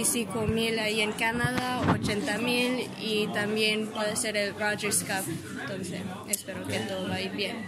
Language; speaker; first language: Spanish; early bilingual, heritage; English